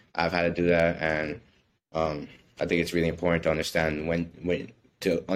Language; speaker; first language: English; native; English